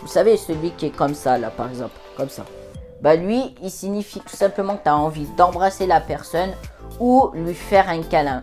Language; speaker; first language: French; native; French